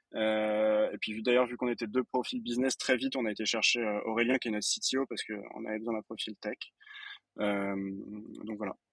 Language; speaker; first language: French; native; French